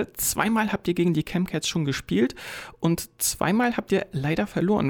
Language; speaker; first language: German; native; German